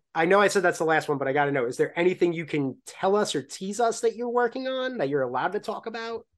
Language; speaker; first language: English; native; English